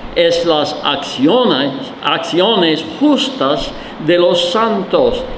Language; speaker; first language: Spanish; non-native, learner; English